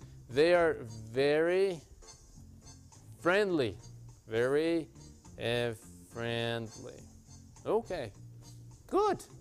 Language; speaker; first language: English; non-native, fluent; Spanish